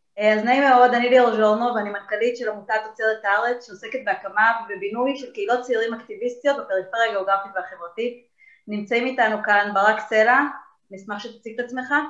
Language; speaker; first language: Hebrew; early bilingual, other home language; Spanish